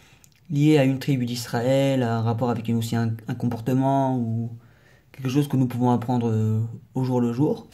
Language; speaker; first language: French; native; French